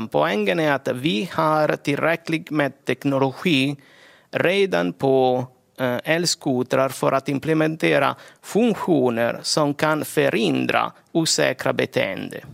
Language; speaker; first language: Swedish; non-native, fluent; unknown